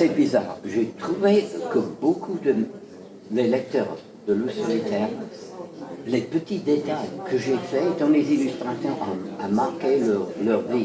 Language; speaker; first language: French; non-native, fluent; English